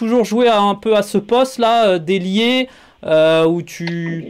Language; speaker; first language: French; native; French